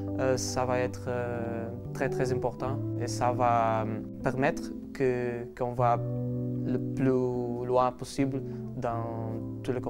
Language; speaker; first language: French; non-native, learner; Portuguese